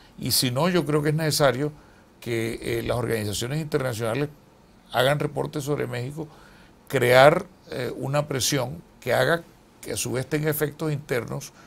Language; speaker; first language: Spanish; native; Spanish